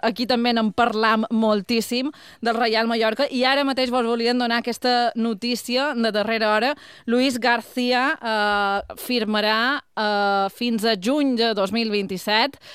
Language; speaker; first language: Catalan; native; Catalan